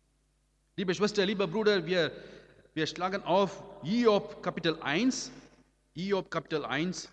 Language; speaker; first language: German; non-native, learner; Amharic